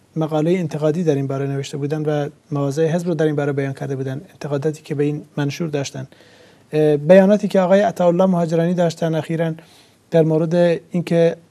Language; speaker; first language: Persian; non-native, local second language; Central Kurdish